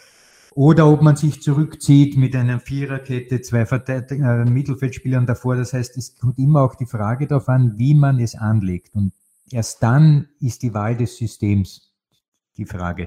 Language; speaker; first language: German; native; German